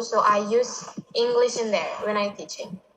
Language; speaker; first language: English; non-native, fluent; Indonesian